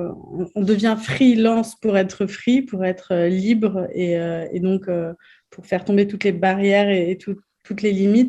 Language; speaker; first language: French; native; French